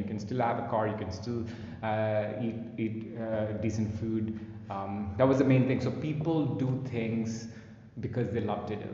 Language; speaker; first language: English; non-native, local second language; Telugu